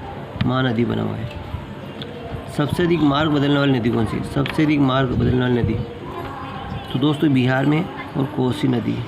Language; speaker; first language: Hindi; native; Hindi